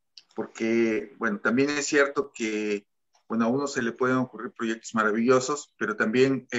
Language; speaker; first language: Spanish; native; Spanish